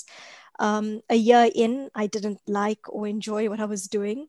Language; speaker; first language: English; native; English